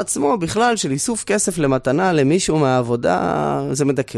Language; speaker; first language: Hebrew; native; Hebrew